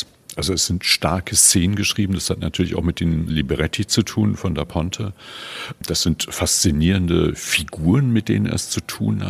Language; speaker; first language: German; native; German